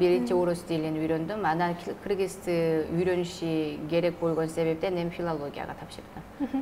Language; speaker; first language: Kyrgyz; non-native, learner; Korean